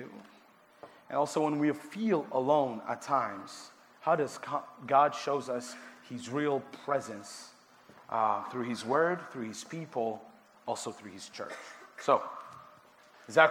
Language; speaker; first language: English; non-native, fluent; Tigrinya